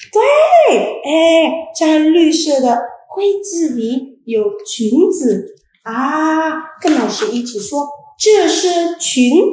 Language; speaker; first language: Chinese; non-native, fluent; Indonesian